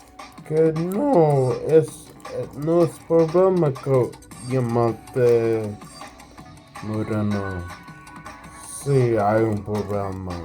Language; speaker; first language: Spanish; non-native, learner; English